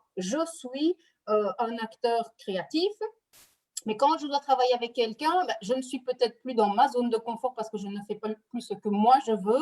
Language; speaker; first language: French; native; French